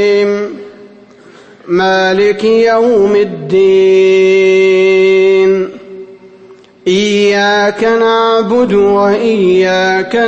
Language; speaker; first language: Arabic; native; Arabic